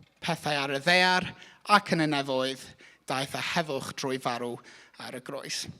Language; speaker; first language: Welsh; non-native, local second language; English